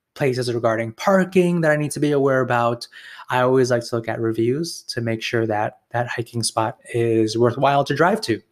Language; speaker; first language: English; native; English